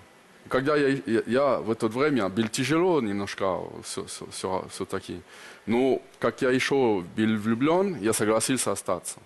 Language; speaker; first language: Russian; non-native, learner; French